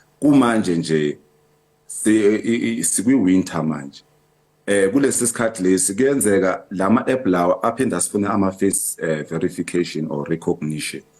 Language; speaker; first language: Zulu; native; Zulu